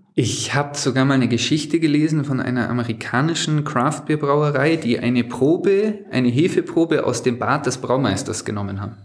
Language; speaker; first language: German; native; German